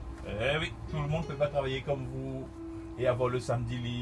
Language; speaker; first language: French; native; French